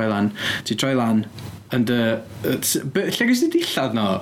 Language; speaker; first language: Welsh; native; Welsh